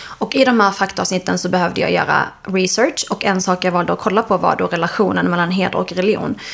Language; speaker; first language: Swedish; early bilingual, other home language; Arabic